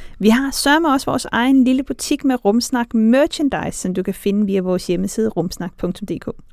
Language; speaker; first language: Danish; native; Danish